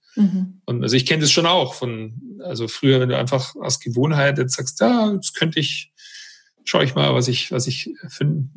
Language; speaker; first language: German; native; German